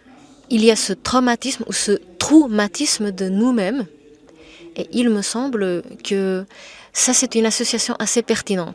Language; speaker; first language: French; non-native, fluent; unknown